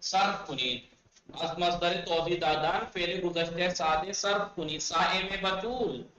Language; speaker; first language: Persian; non-native, fluent; Urdu